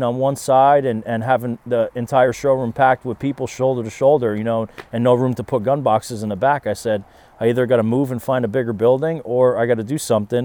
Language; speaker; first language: English; native; English